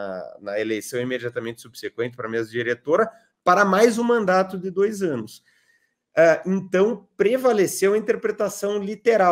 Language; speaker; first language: Portuguese; native; Portuguese